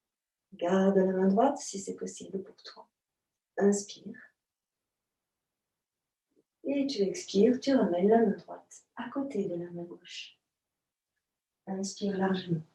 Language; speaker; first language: French; native; French